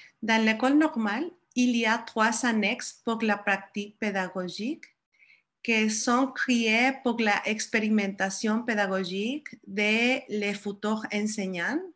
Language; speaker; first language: French; non-native, learner; Spanish